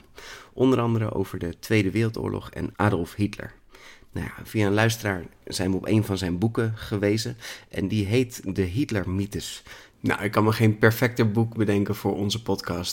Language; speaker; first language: Dutch; native; Dutch